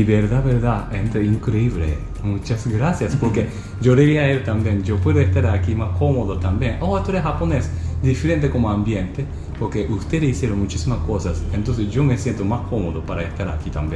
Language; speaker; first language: Spanish; non-native, learner; Japanese